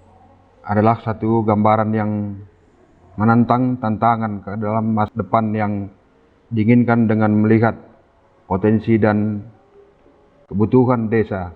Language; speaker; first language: Indonesian; non-native, local second language; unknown